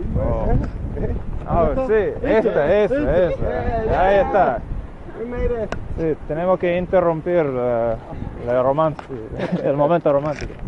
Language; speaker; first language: Spanish; non-native, fluent; English